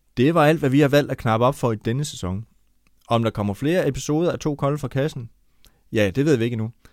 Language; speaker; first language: Danish; native; Danish